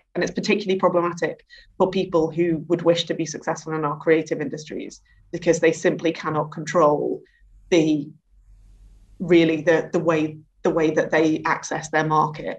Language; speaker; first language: English; native; English